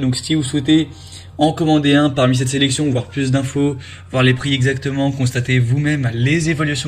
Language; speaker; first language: French; native; French